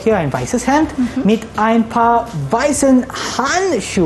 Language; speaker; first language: German; non-native, learner; Malay